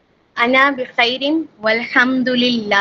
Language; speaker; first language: Arabic; non-native, learner; Urdu